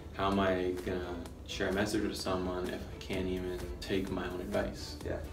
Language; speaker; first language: English; native; English